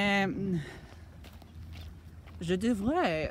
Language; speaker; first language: French; non-native, learner; English